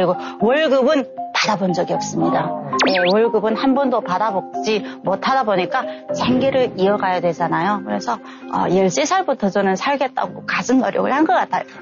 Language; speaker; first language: Korean; native; Korean